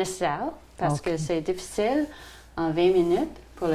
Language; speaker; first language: French; non-native, local second language; English